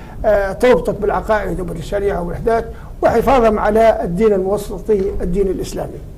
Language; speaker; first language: Arabic; native; Arabic